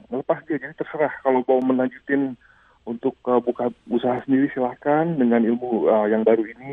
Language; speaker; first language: Indonesian; early bilingual, heritage; Indonesian